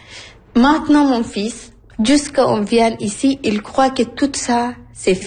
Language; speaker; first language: French; non-native, learner; Arabic